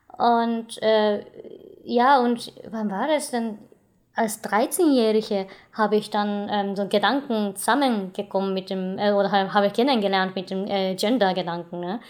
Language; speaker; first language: German; non-native, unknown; Japanese